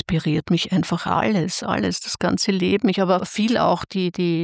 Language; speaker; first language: German; native; German